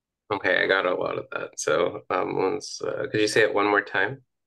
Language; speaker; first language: English; early bilingual, other home language; Spanish